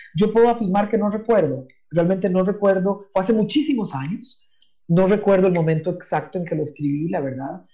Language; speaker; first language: Spanish; non-native, local second language; English